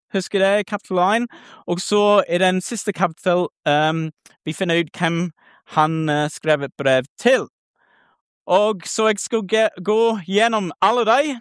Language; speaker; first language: Norwegian; non-native, learner; English